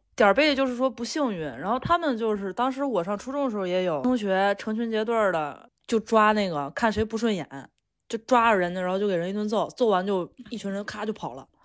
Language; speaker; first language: Chinese; native; Chinese